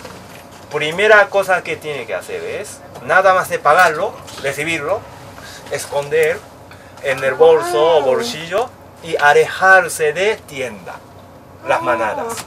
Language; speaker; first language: Spanish; non-native, learner; Japanese